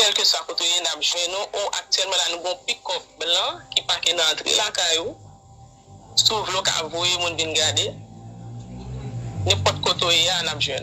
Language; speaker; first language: Haitian Creole; native; Haitian Creole